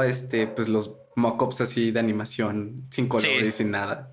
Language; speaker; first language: Spanish; native; Spanish